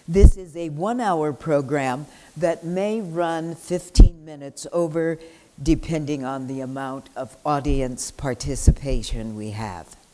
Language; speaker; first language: English; native; English